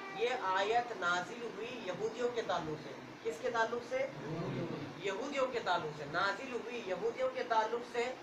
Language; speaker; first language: Urdu; native; Urdu